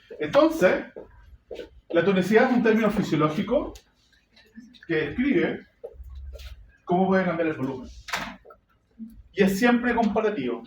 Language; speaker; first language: Spanish; native; Spanish